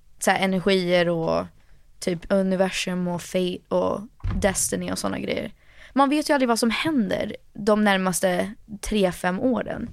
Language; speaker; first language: Swedish; early bilingual, heritage; Swedish